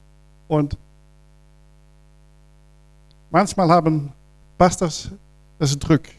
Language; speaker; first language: German; non-native, learner; Dutch